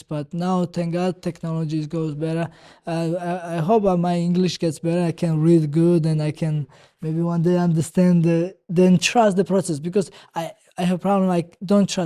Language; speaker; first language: English; non-native, learner; Georgian